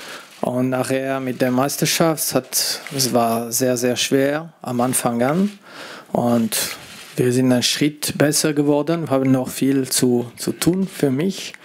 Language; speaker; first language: German; non-native, fluent; French